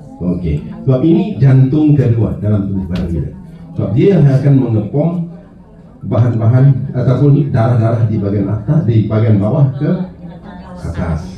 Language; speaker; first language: Malay; native; Malay